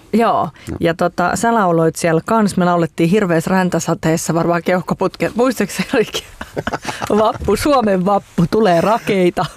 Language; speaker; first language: Finnish; native; Finnish